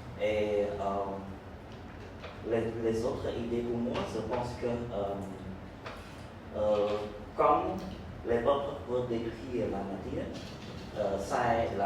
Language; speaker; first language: French; non-native, learner; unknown